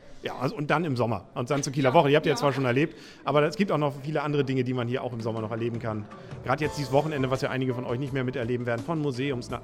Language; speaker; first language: German; native; German